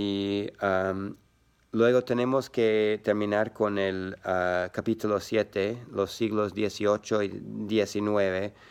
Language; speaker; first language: Spanish; non-native, learner; English